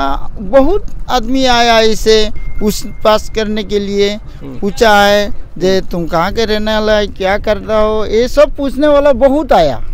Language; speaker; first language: Hindi; non-native, local second language; Bangla